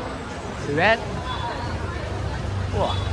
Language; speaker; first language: English; non-native, local second language; Indonesian